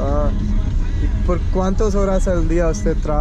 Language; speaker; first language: Spanish; non-native, learner; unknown